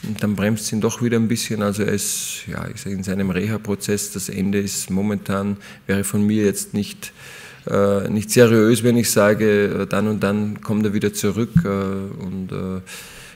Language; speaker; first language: German; native; German